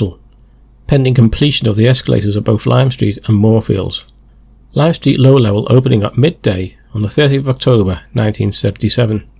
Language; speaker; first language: English; native; English